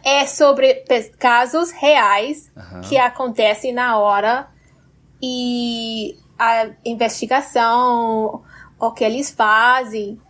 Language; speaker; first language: Portuguese; non-native, fluent; English